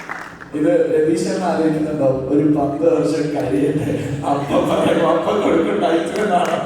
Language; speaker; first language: Malayalam; native; Malayalam